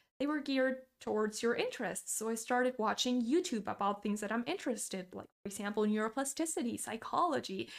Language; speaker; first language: English; non-native, fluent; Portuguese